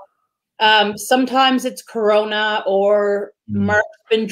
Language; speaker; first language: English; native; English